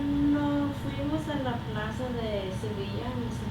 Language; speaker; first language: Spanish; non-native, learner; English